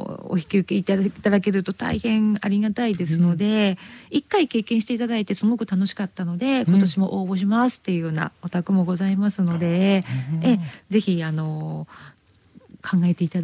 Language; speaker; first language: Japanese; native; Japanese